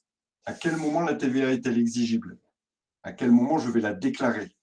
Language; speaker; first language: French; native; French